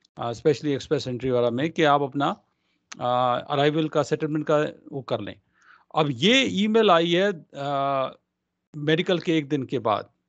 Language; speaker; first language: Hindi; non-native, local second language; Punjabi